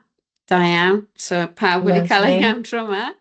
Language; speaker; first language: Welsh; native; Welsh